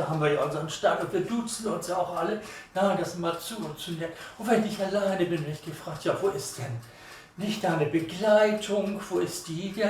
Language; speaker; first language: German; native; German